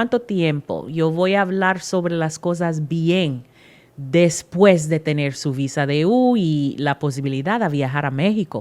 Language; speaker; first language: Spanish; non-native, learner; English